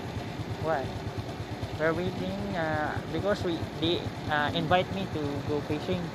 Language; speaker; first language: English; non-native, learner; Filipino